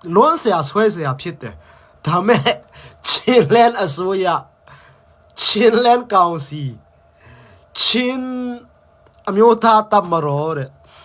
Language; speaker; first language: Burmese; non-native, local second language; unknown